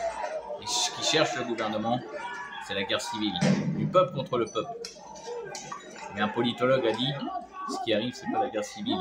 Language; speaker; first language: French; native; French